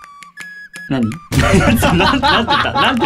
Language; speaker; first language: Japanese; native; Japanese